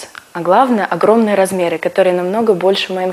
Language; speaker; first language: Russian; native; Russian